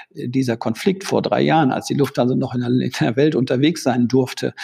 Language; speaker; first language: German; native; German